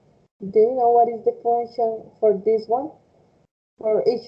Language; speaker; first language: English; non-native, fluent; Spanish